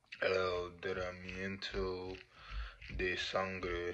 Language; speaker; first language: Spanish; non-native, learner; English